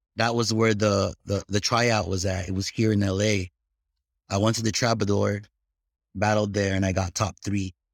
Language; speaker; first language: English; early bilingual, other home language; Filipino